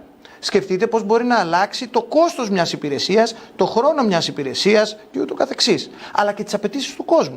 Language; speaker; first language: Greek; native; Greek